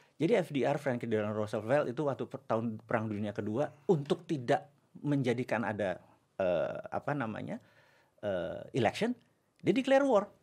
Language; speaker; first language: Indonesian; native; Indonesian